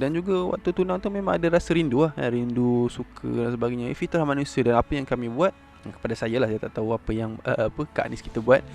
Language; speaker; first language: Malay; native; Malay